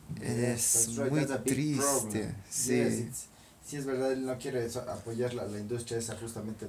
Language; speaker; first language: Spanish; non-native, learner; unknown